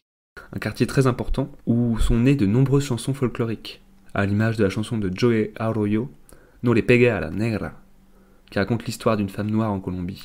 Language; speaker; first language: French; native; French